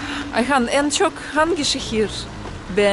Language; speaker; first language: Turkish; non-native, learner; Russian